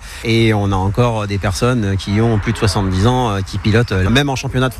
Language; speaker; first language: French; native; French